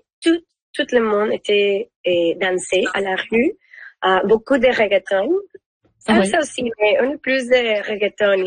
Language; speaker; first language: French; non-native, learner; Spanish